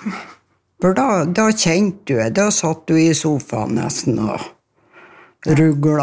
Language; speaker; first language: Norwegian; native; Norwegian